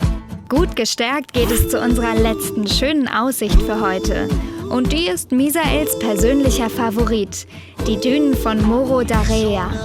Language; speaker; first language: German; native; German